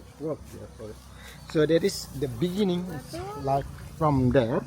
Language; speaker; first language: English; non-native, learner; Indonesian